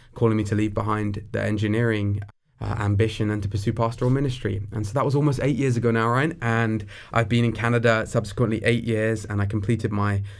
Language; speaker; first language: English; native; English